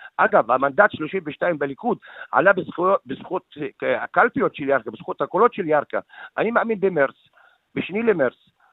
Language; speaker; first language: Hebrew; non-native, local second language; Arabic